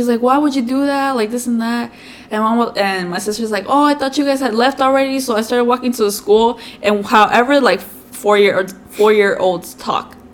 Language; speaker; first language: English; early bilingual, other home language; Spanish